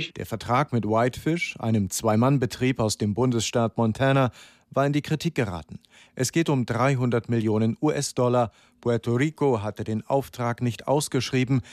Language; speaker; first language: German; native; German